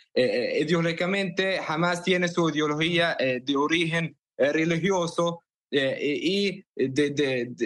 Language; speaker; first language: Spanish; non-native, fluent; Arabic